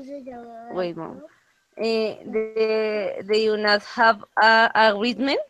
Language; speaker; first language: English; non-native, learner; Spanish